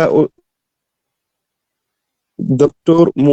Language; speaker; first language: Arabic; non-native, learner; French